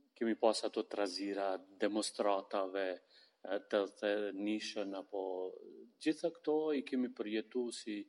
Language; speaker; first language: Albanian; non-native, local second language; Romany